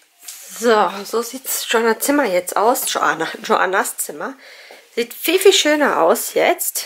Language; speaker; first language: German; native; German